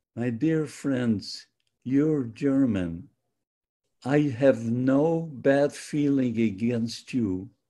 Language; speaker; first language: English; non-native, fluent; Polish